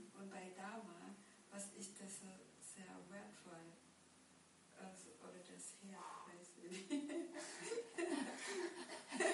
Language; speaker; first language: German; non-native, learner; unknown